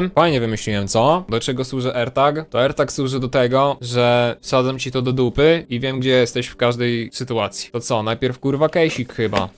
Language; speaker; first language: Polish; native; Polish